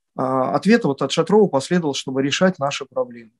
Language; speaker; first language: Russian; native; Russian